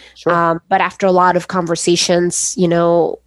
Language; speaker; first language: English; early bilingual, other home language; Spanish